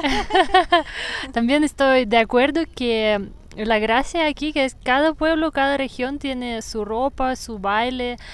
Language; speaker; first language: Spanish; non-native, fluent; Russian